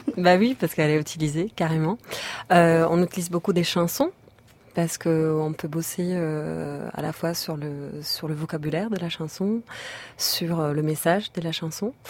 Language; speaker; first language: French; non-native, fluent; Italian